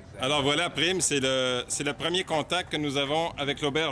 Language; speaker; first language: French; native; French